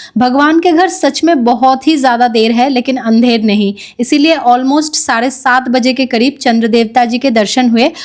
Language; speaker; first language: Hindi; non-native, local second language; Bangla